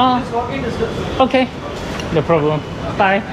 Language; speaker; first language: English; non-native, learner; Korean